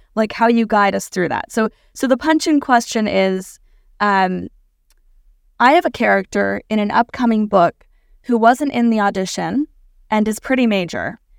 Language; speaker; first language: English; native; English